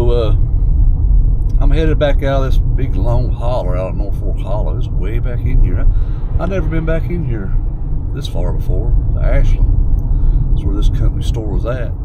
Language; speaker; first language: English; native; English